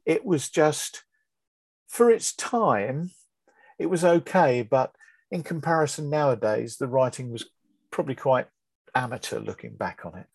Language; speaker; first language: English; native; English